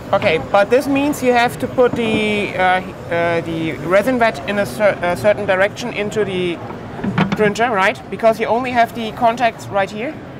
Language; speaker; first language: English; non-native, fluent; German